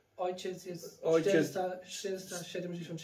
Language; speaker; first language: Polish; early bilingual, heritage; German